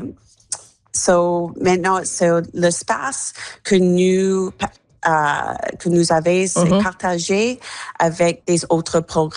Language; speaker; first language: French; non-native, learner; English